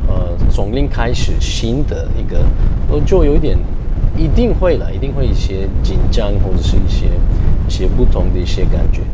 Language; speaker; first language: Chinese; non-native, fluent; Turkish